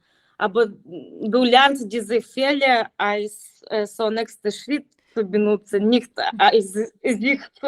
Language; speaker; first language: German; non-native, learner; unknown